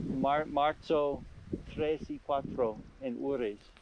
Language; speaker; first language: Spanish; non-native, learner; English